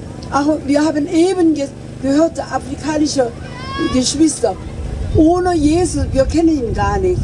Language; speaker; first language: German; non-native, fluent; Korean